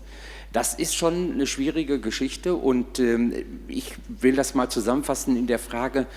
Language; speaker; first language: German; native; German